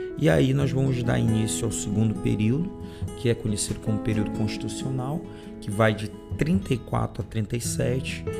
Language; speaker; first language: Portuguese; native; Portuguese